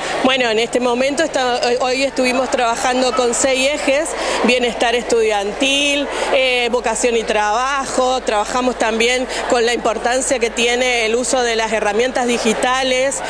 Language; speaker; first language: Spanish; native; Spanish